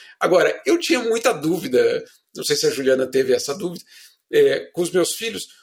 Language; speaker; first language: Portuguese; native; Portuguese